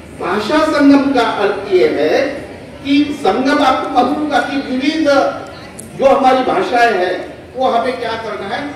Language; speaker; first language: Hindi; non-native, local second language; Marathi